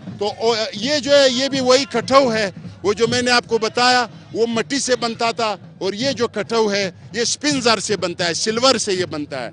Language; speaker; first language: Urdu; non-native, local second language; Pashto